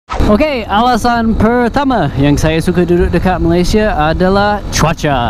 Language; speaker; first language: Malay; non-native, fluent; English